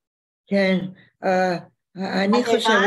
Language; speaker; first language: Hebrew; non-native, learner; English